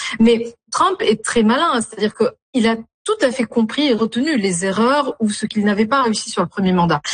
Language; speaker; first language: French; non-native, local second language; Arabic